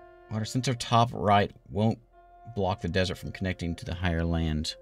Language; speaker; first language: English; native; English